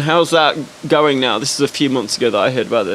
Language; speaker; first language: English; native; English